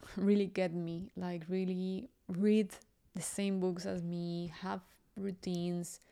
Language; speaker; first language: English; non-native, fluent; Spanish